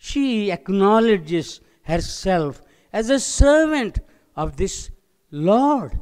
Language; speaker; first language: English; non-native, local second language; Telugu